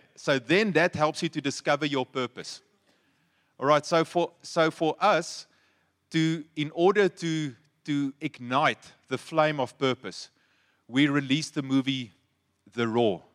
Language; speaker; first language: English; non-native, local second language; Afrikaans